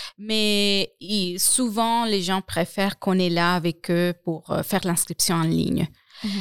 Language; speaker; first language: French; non-native, fluent; Spanish